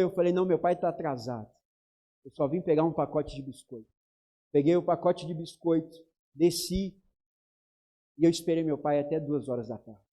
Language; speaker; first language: Portuguese; native; Portuguese